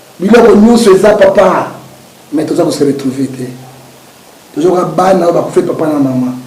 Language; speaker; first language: Lingala; native; Lingala